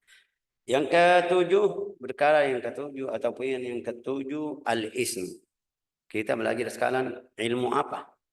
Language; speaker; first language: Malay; non-native, fluent; Arabic